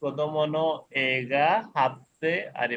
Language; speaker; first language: Japanese; non-native, fluent; Bangla